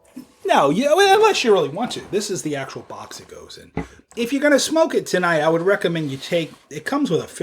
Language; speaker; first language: English; native; English